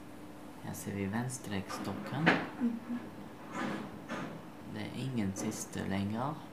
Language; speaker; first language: Norwegian; non-native, fluent; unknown